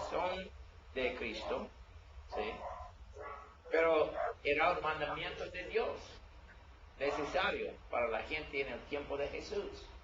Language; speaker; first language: Spanish; non-native, learner; English